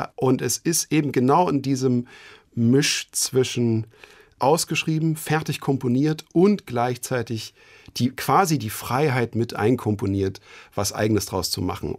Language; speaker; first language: German; native; German